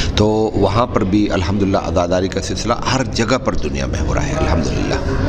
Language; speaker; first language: Urdu; non-native, local second language; Punjabi